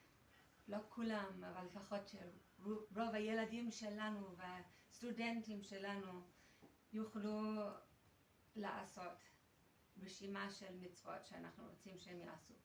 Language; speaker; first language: Hebrew; non-native, fluent; English